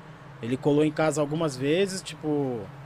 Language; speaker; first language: Portuguese; native; Portuguese